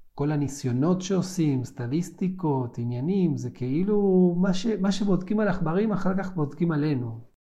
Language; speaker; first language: Hebrew; native; Hebrew